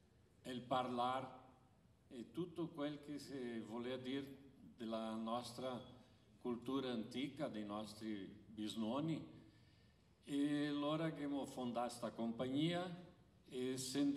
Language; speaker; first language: Italian; early bilingual, heritage; Italian